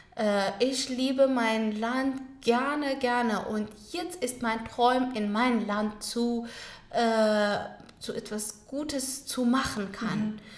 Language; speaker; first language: German; non-native, learner; Pashto